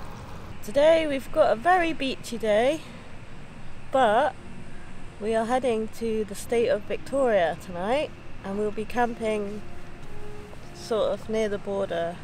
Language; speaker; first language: English; native; English